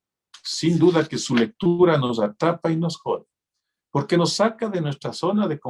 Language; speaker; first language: Spanish; native; Spanish